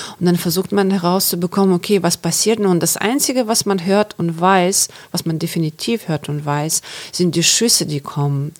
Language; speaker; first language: German; non-native, fluent; Ukrainian